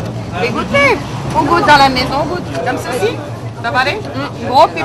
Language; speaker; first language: French; native; French